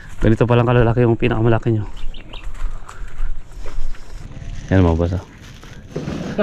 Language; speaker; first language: Filipino; native; Filipino